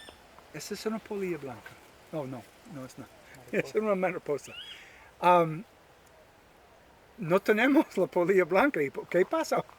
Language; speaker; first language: Spanish; non-native, learner; English